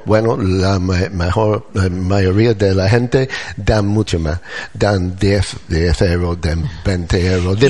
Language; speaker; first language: Spanish; non-native, learner; English